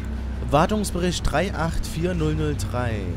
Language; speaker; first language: German; native; German